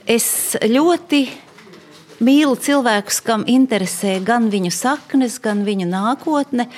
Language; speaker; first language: Latvian; native; Latvian